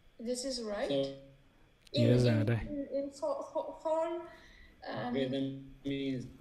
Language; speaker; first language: English; non-native, learner; Vietnamese